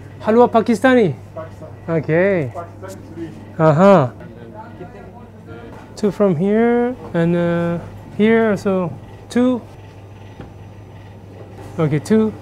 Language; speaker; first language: English; non-native, fluent; Korean